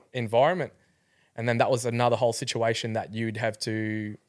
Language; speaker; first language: English; native; English